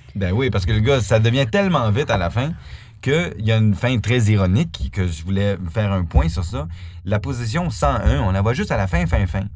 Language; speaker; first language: French; native; French